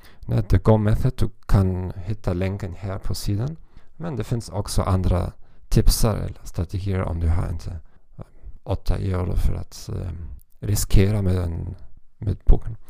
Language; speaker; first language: Swedish; non-native, learner; German